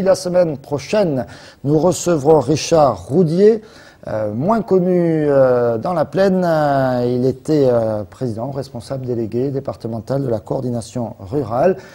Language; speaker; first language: French; native; French